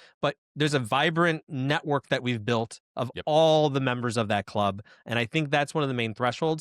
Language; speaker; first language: English; native; English